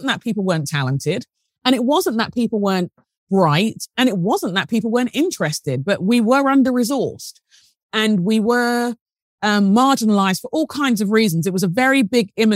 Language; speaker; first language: English; native; English